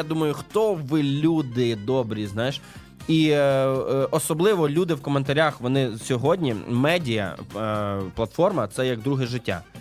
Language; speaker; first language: Ukrainian; native; Ukrainian